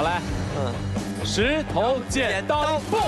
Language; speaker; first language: Chinese; native; Chinese